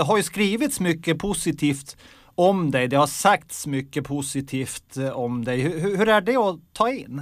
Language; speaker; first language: Swedish; native; Swedish